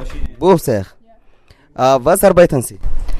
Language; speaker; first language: German; non-native, learner; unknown